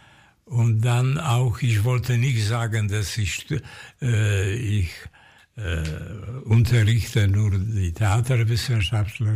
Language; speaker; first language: German; non-native, fluent; Polish